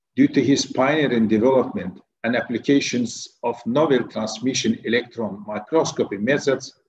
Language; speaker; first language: English; non-native, fluent; Turkish